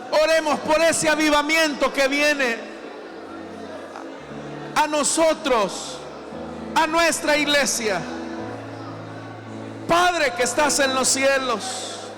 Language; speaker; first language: Spanish; native; Spanish